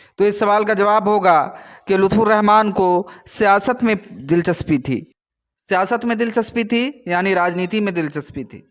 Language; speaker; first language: Urdu; native; Urdu